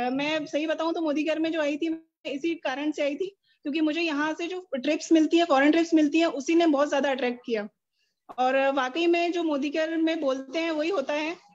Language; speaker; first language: Hindi; native; Hindi